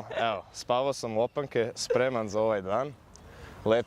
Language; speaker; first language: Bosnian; early bilingual, heritage; Bosnian